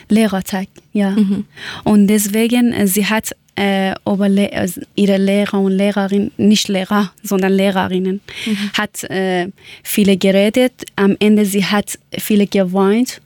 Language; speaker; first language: German; non-native, learner; Persian